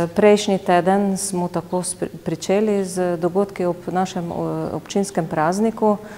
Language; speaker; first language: Slovenian; native; Slovenian